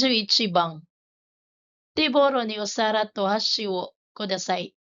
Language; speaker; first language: Japanese; non-native, fluent; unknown